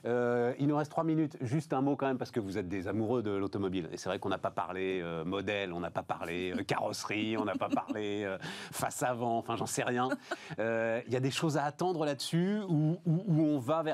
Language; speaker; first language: French; native; French